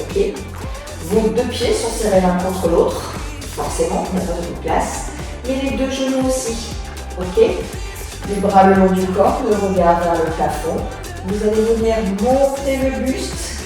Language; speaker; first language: French; native; French